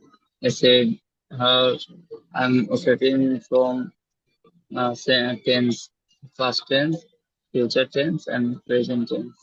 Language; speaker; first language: English; non-native, learner; Bangla